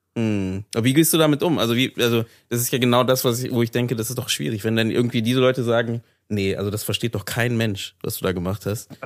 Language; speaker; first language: German; native; German